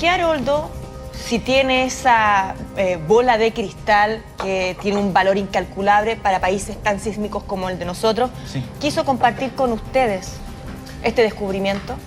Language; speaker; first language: Spanish; native; Spanish